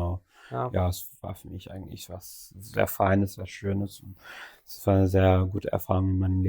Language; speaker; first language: German; non-native, fluent; English